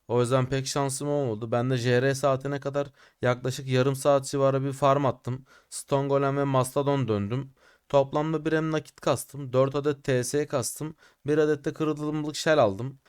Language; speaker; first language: Turkish; native; Turkish